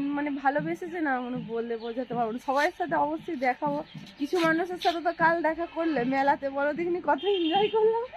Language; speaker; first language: Bangla; native; Bangla